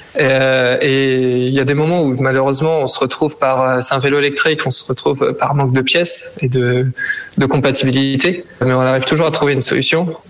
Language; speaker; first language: French; native; French